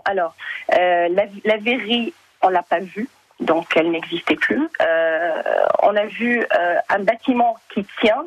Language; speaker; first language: French; non-native, fluent; Arabic